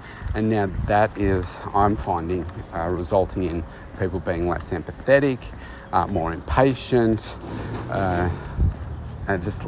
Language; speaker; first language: English; native; English